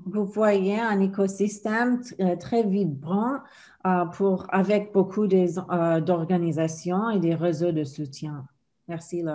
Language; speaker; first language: French; non-native, fluent; English